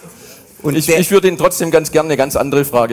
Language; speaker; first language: German; native; German